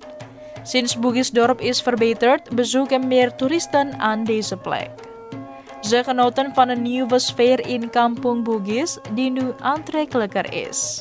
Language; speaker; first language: Dutch; non-native, fluent; Indonesian